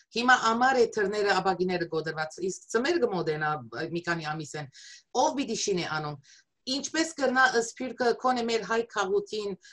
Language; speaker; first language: Armenian; early bilingual, heritage; Armenian